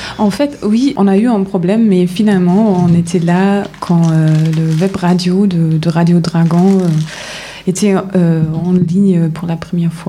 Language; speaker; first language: French; non-native, fluent; German